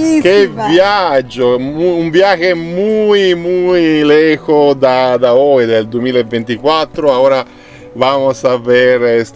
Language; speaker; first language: Spanish; non-native, learner; Italian